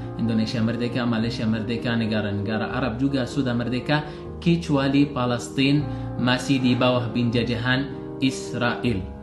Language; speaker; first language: Indonesian; non-native, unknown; Arabic